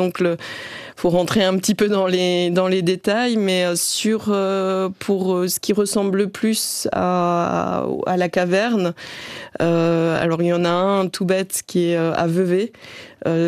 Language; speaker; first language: French; native; French